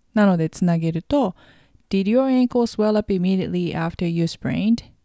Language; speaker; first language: English; non-native, fluent; Japanese